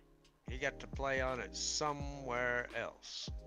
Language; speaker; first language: English; native; English